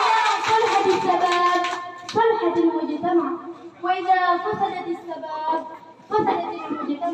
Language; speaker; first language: Arabic; non-native, learner; Maranao